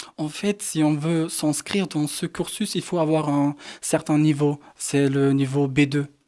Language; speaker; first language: French; non-native, fluent; German